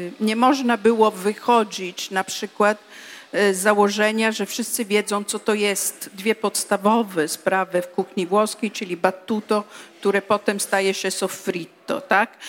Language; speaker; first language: Polish; non-native, fluent; Italian